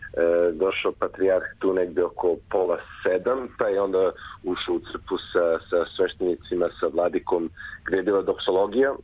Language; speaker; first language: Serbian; early bilingual, heritage; Croatian